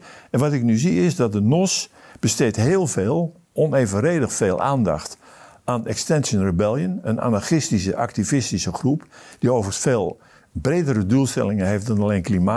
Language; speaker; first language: Dutch; native; Dutch